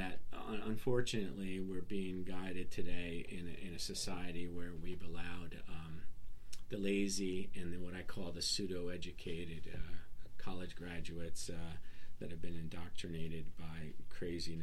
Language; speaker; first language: English; early bilingual, other home language; Serbian